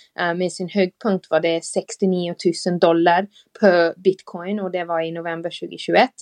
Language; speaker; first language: Swedish; non-native, fluent; English